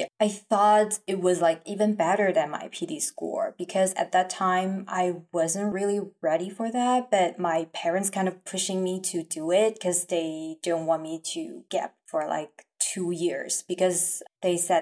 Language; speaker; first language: English; non-native, fluent; Chinese